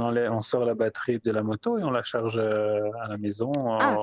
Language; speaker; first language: French; native; French